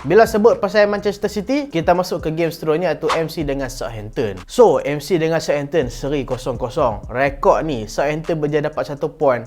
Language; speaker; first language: Malay; native; Malay